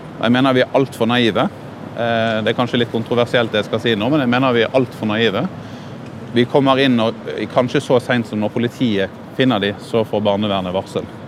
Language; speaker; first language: Norwegian; native; Norwegian